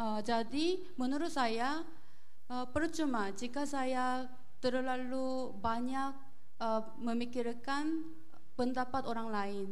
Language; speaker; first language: Indonesian; non-native, learner; Korean